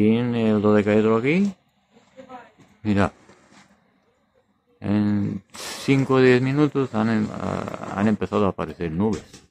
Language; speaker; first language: Spanish; native; Spanish